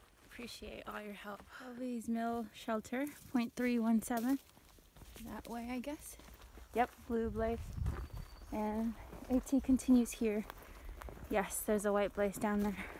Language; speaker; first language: English; early bilingual, other home language; Spanish